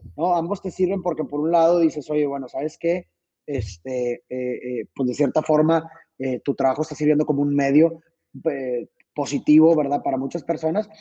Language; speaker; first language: Spanish; native; Spanish